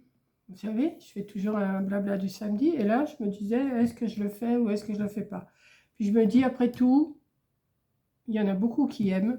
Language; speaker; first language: French; native; French